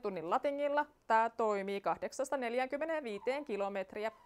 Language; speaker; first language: Finnish; native; Finnish